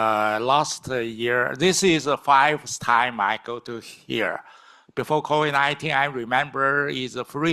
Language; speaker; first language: English; non-native, learner; Chinese